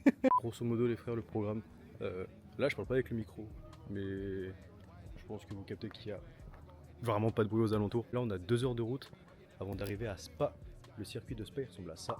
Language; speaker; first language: French; native; French